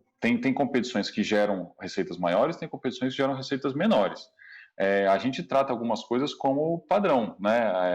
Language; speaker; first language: Portuguese; native; Portuguese